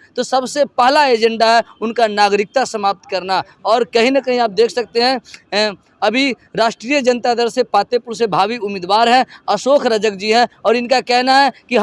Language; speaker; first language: Hindi; native; Hindi